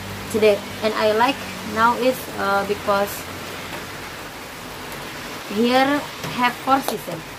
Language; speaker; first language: English; non-native, learner; Indonesian